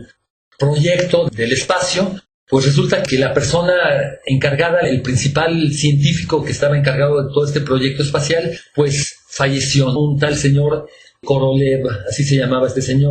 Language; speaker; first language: Spanish; native; Spanish